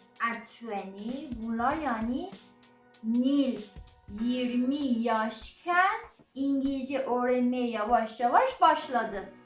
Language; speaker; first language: Turkish; non-native, learner; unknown